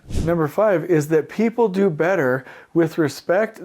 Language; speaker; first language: English; native; English